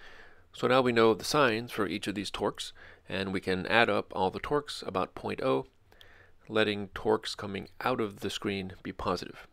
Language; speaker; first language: English; native; English